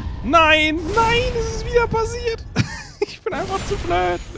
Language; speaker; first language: German; native; German